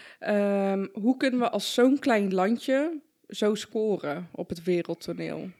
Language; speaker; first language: Dutch; early bilingual, other home language; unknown